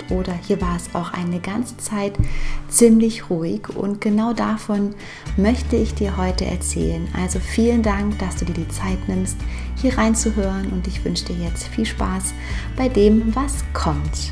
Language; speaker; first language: German; native; German